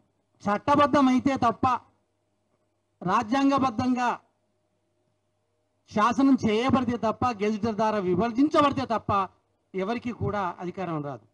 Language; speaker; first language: Telugu; native; Telugu